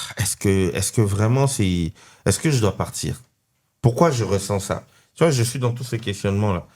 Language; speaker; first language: French; non-native, local second language; Lingala